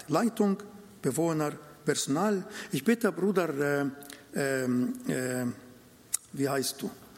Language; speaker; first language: German; non-native, fluent; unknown